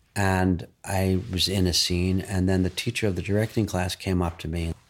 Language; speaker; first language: English; native; English